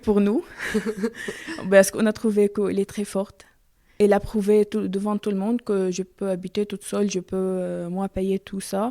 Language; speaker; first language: French; non-native, learner; Arabic